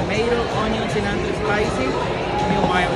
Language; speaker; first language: English; non-native, learner; Spanish